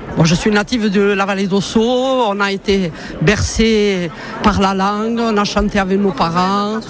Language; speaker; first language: French; non-native, local second language; Occitan